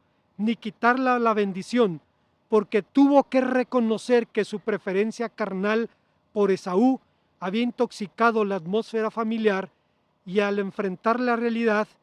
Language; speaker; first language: Spanish; native; Spanish